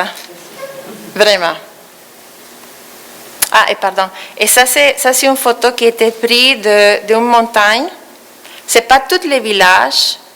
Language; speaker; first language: French; non-native, fluent; Spanish